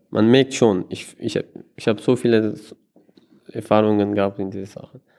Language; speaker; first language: German; non-native, learner; Persian